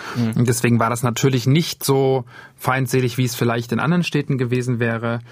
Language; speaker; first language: German; native; German